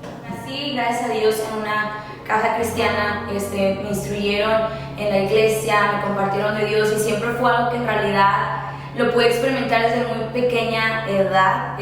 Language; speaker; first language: Spanish; early bilingual, other home language; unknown